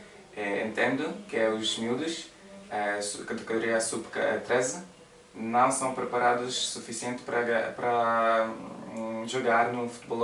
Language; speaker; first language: Portuguese; non-native, learner; Polish